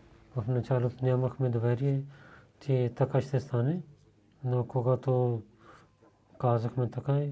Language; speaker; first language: Bulgarian; non-native, learner; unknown